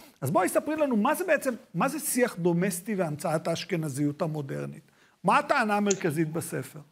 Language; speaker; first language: Hebrew; native; Hebrew